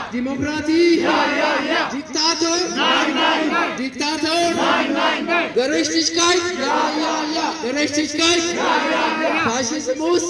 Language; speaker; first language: German; non-native, learner; Oromo